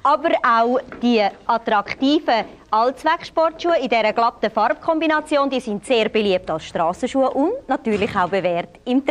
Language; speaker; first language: German; native; German